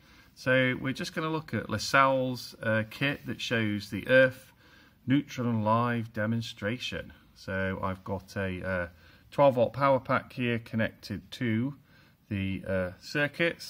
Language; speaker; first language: English; native; English